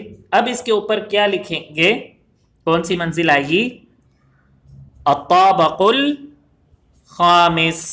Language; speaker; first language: Urdu; native; Urdu